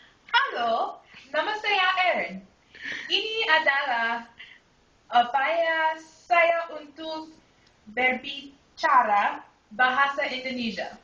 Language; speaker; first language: Indonesian; non-native, learner; English